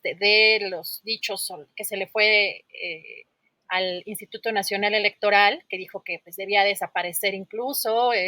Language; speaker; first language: Spanish; native; Spanish